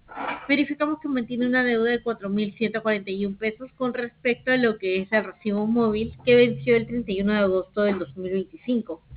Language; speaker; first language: Spanish; native; Spanish